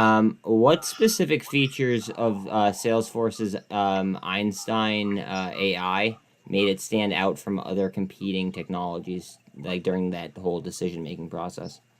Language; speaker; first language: English; native; English